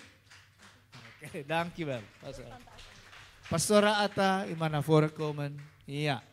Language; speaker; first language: Dutch; non-native, learner; Indonesian